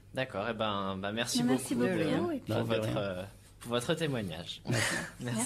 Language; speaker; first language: French; native; French